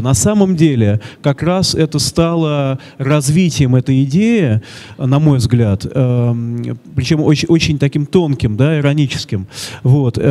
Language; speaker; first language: Russian; native; Russian